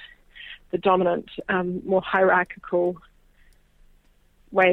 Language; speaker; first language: English; native; English